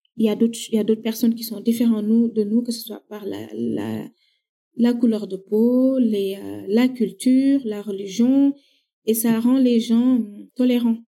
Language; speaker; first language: French; non-native, local second language; Wolof